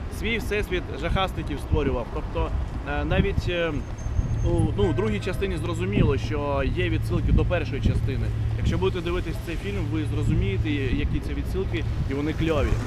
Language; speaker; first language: Ukrainian; non-native, local second language; Russian